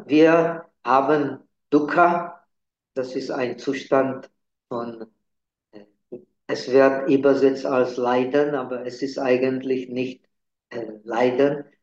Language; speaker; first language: German; non-native, fluent; Czech